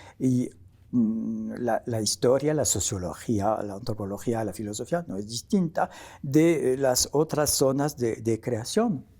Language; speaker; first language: Spanish; non-native, fluent; French